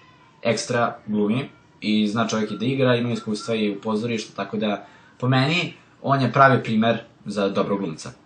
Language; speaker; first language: Serbian; native; Serbian